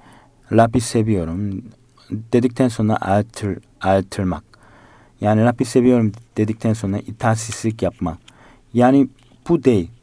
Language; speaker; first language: Turkish; non-native, learner; Korean